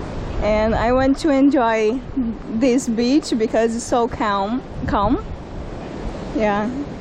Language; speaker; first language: English; non-native, learner; Portuguese